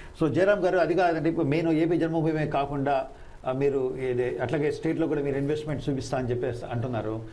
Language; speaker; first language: Telugu; native; Telugu